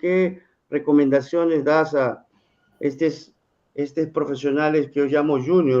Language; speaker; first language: Spanish; non-native, fluent; Portuguese